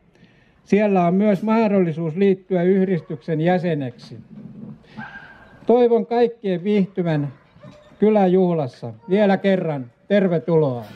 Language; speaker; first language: Finnish; native; Finnish